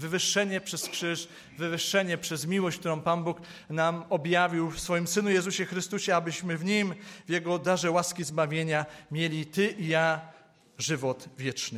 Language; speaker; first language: Polish; native; Polish